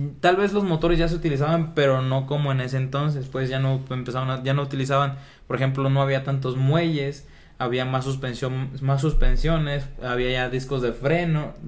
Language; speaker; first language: Spanish; native; Spanish